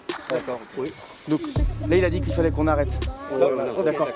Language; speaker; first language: French; native; French